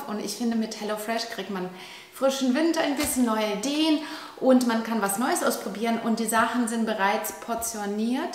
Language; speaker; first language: German; non-native, fluent; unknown